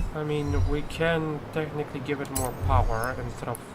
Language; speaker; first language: English; non-native, fluent; Polish